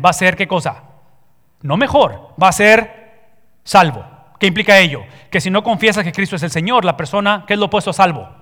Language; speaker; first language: Spanish; early bilingual, heritage; Spanish